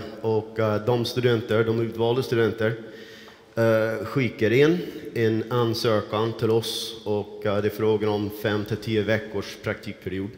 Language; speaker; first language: Swedish; non-native, fluent; English